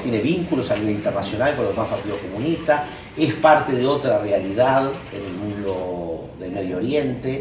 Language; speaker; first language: Spanish; native; Spanish